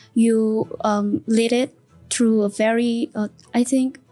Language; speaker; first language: English; non-native, fluent; Vietnamese